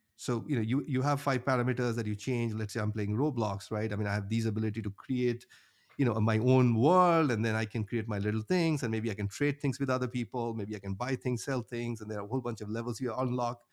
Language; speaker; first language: English; non-native, local second language; Bangla